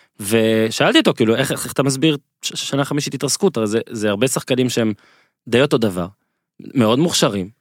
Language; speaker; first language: Hebrew; native; Hebrew